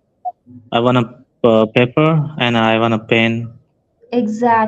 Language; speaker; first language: English; non-native, learner; Sindhi